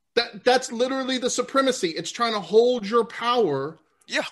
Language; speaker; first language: English; native; English